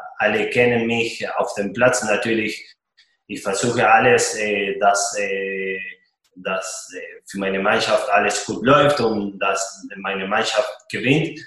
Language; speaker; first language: German; non-native, fluent; Spanish